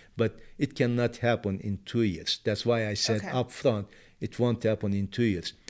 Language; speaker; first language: English; non-native, fluent; Turkish